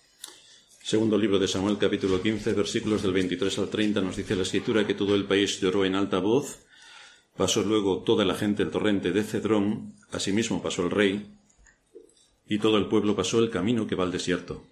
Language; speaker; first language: Spanish; native; Spanish